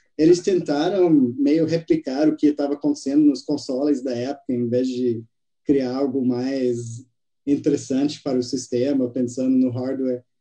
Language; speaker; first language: Portuguese; non-native, fluent; English